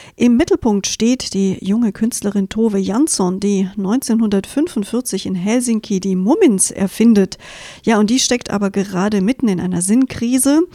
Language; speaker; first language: German; native; German